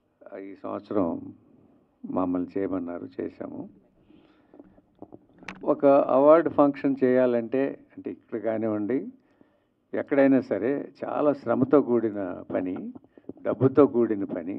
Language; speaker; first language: Telugu; native; Telugu